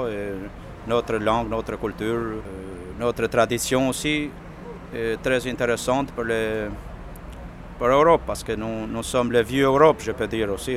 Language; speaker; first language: French; non-native, fluent; Albanian